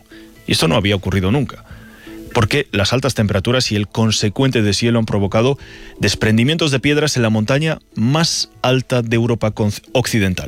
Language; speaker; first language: Spanish; native; Spanish